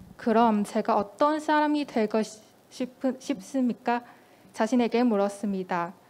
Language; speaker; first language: Korean; non-native, fluent; Cantonese